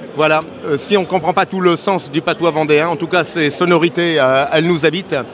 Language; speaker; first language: French; native; French